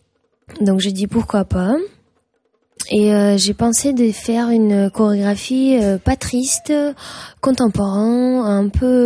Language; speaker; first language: French; non-native, fluent; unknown